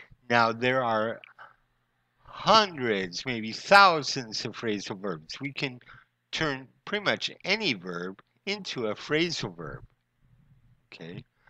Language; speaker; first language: English; native; English